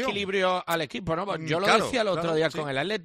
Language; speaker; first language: Spanish; native; Spanish